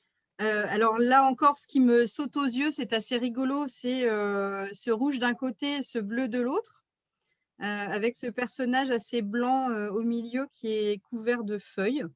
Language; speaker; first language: French; native; French